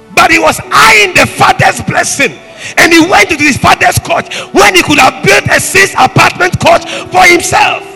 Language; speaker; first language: English; non-native, local second language; Ewe